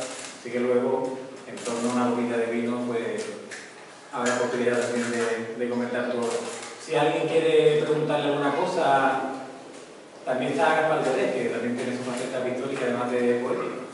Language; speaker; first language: Spanish; native; Spanish